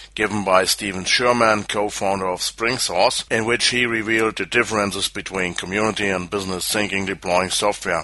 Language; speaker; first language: English; non-native, fluent; German